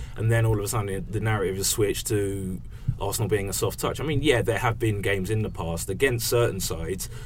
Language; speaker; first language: English; native; English